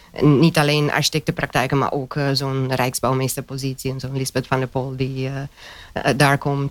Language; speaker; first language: Dutch; non-native, fluent; Romanian